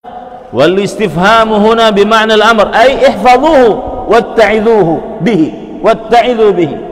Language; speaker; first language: Arabic; non-native, fluent; Indonesian